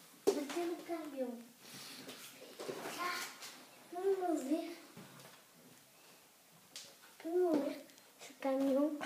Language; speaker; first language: French; early bilingual, other home language; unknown